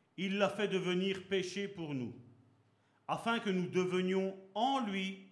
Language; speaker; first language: French; native; French